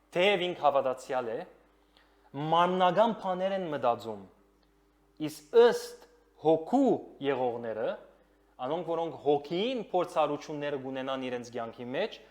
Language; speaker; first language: Armenian; early bilingual, heritage; Armenian